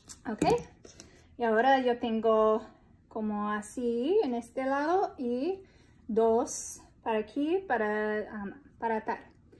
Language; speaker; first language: Spanish; non-native, fluent; English